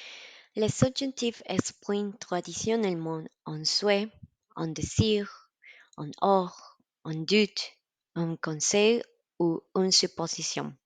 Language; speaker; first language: French; non-native, learner; Spanish